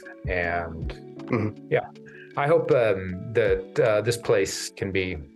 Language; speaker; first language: English; native; English